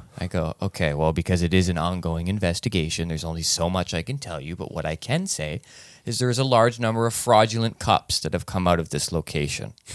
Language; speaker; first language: English; native; English